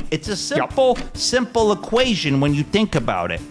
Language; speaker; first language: English; native; English